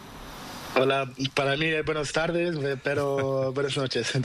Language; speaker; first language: Spanish; non-native, learner; Portuguese